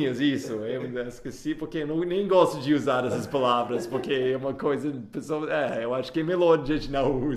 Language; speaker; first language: Portuguese; non-native, fluent; English